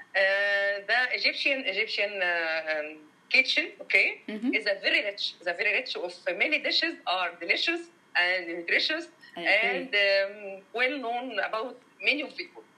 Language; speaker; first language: English; non-native, learner; Arabic